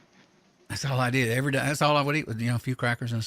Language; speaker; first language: English; native; English